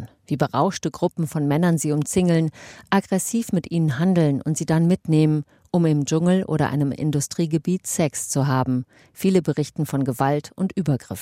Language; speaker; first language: German; native; German